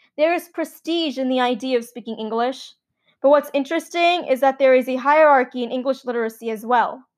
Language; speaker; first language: English; early bilingual, other home language; Gujarati